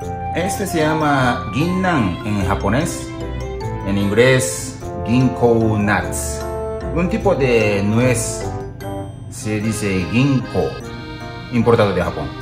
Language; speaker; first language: Spanish; non-native, learner; Japanese